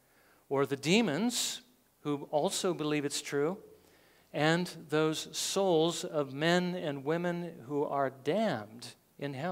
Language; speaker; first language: English; native; English